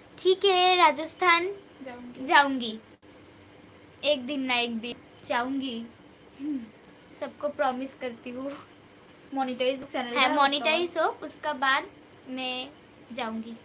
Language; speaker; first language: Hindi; non-native, local second language; Bangla